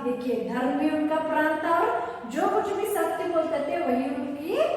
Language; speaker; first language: Hindi; non-native, local second language; Kannada